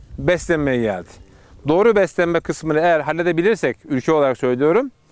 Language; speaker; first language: Turkish; native; Turkish